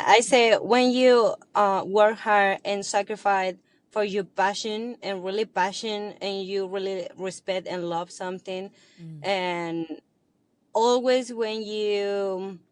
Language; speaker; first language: English; non-native, learner; Spanish